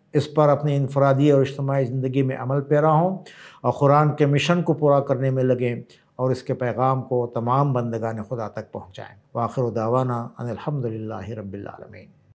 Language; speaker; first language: Hindi; non-native, local second language; Urdu